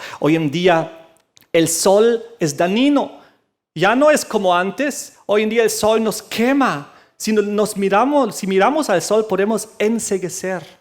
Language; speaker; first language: Spanish; native; Spanish